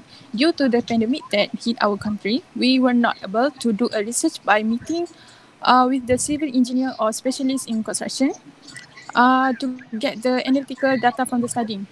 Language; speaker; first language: English; non-native, local second language; Malay